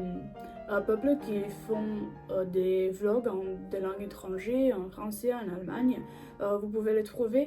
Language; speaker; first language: French; non-native, learner; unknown